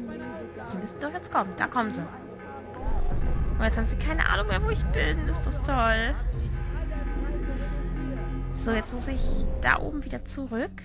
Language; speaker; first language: German; native; German